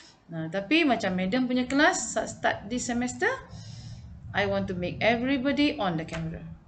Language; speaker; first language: English; non-native, local second language; Malay